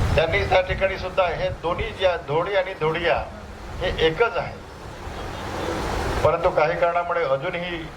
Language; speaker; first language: Marathi; non-native, local second language; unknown